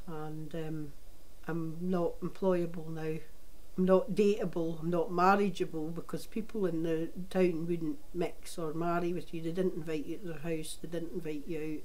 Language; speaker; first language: English; native; English